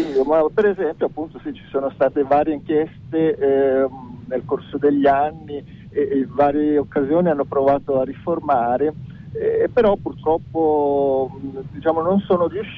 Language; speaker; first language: Italian; early bilingual, other home language; Chinese